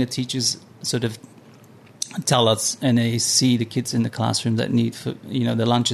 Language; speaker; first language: English; non-native, fluent; Samoan